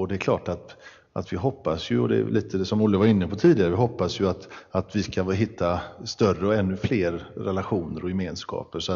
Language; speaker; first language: Swedish; native; Swedish